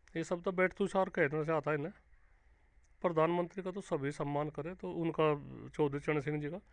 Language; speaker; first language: Hindi; native; Hindi